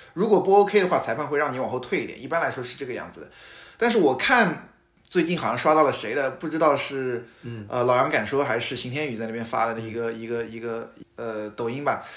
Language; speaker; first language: Chinese; native; Chinese